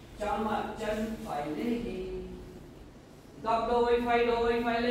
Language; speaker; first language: Vietnamese; non-native, learner; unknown